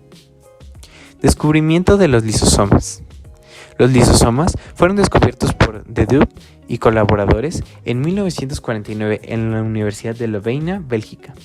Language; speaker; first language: Spanish; native; Spanish